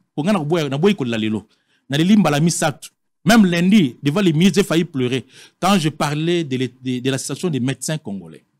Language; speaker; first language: French; non-native, local second language; Lingala